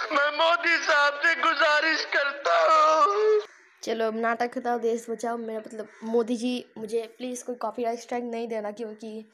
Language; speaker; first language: Hindi; non-native, local second language; Bangla